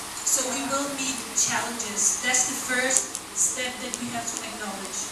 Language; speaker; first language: English; non-native, fluent; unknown